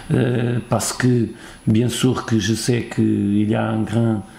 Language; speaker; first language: French; non-native, fluent; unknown